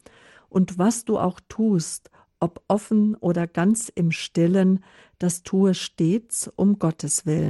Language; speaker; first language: German; native; German